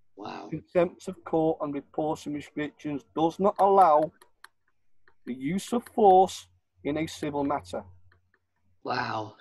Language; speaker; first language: English; native; English